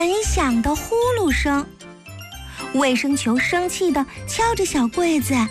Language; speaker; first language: Chinese; native; Chinese